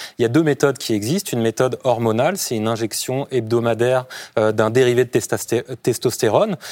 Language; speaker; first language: French; native; French